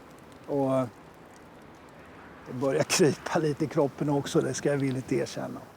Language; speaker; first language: Swedish; native; Swedish